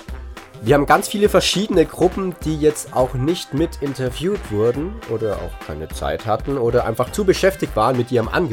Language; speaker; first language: German; native; German